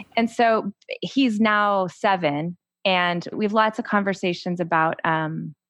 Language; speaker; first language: English; native; English